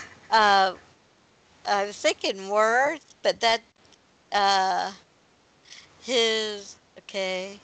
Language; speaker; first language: English; native; English